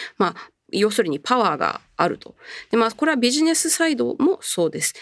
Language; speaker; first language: Japanese; early bilingual, heritage; Japanese